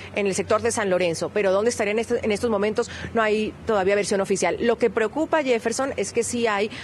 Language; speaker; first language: Spanish; native; Spanish